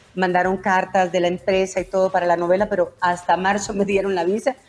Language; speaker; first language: Spanish; native; Spanish